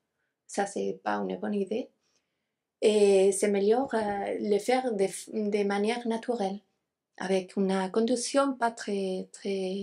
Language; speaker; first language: French; non-native, fluent; Spanish